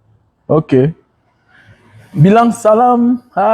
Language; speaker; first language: Indonesian; non-native, learner; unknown